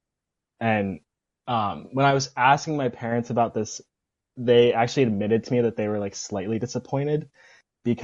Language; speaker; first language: English; native; English